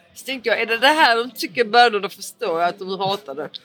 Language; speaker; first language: Swedish; early bilingual, other home language; Portuguese